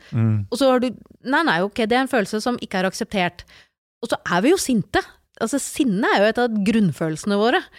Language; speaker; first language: Norwegian; native; Norwegian